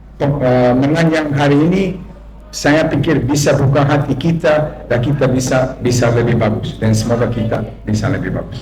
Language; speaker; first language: Indonesian; non-native, fluent; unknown